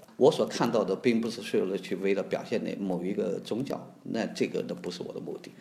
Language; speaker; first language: Chinese; native; Chinese